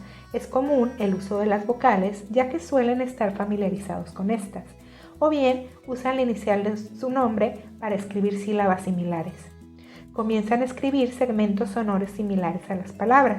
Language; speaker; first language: Spanish; native; Spanish